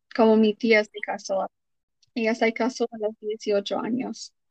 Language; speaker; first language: Spanish; non-native, fluent; English